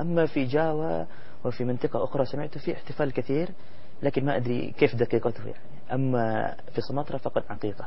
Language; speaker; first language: Arabic; non-native, fluent; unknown